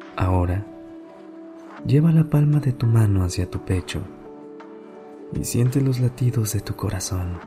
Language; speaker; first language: Spanish; native; Spanish